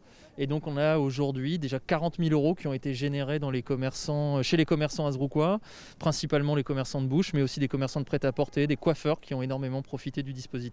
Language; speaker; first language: French; native; French